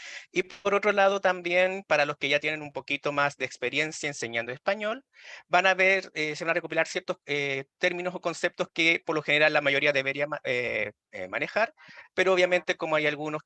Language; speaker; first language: Spanish; native; Spanish